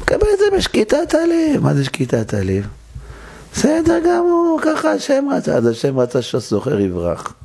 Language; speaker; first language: Hebrew; native; Hebrew